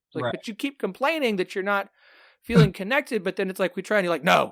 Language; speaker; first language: English; native; English